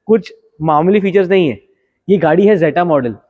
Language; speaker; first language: Hindi; non-native, local second language; Marathi